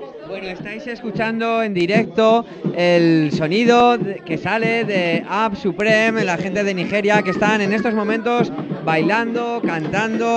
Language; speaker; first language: Spanish; native; Spanish